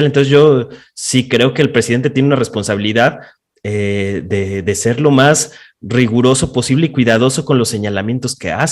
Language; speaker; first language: Spanish; native; Spanish